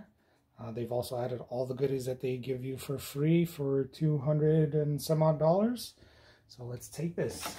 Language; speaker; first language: English; native; English